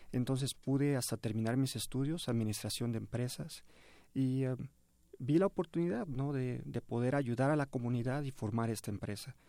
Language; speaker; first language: Spanish; early bilingual, heritage; Spanish